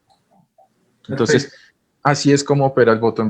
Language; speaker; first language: Spanish; native; Spanish